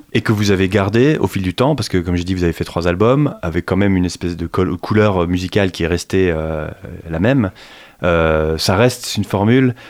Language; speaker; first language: French; native; French